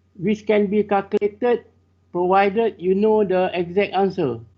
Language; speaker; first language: English; non-native, local second language; Malay